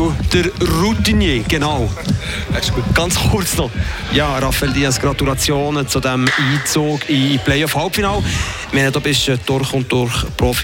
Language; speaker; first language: German; native; German